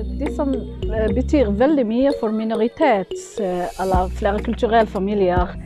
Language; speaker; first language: Norwegian; non-native, fluent; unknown